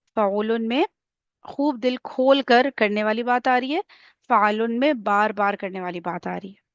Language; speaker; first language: Urdu; native; Urdu